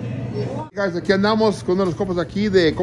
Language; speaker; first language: Spanish; early bilingual, heritage; English